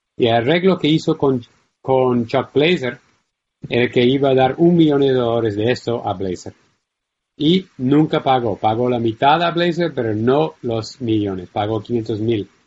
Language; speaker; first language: Spanish; non-native, fluent; English